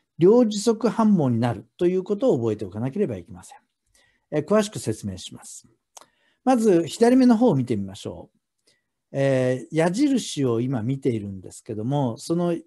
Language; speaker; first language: Japanese; native; Japanese